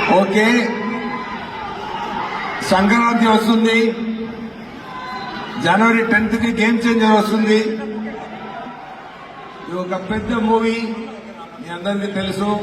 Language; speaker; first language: Telugu; non-native, fluent; Tamil